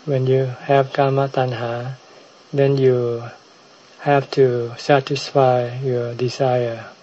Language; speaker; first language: English; non-native, fluent; Thai